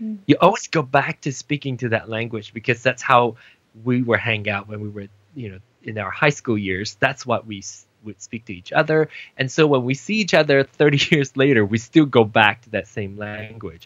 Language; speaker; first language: English; non-native, local second language; Min Nan Chinese